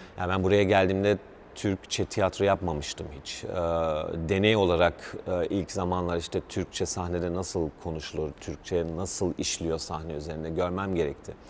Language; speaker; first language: Turkish; early bilingual, heritage; Turkish